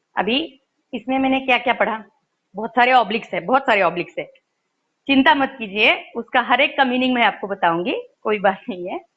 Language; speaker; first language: Hindi; non-native, local second language; Marathi